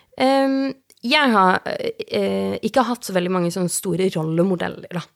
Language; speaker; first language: Norwegian; native; Norwegian